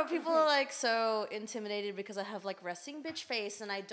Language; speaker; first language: English; native; English